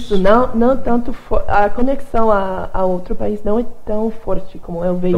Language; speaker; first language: Portuguese; non-native, fluent; English